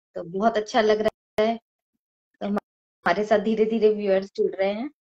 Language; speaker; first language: Hindi; native; Hindi